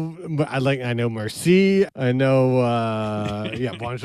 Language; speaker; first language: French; non-native, learner; English